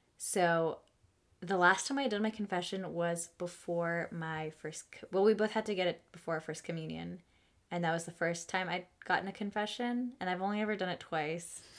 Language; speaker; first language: English; early bilingual, other home language; Spanish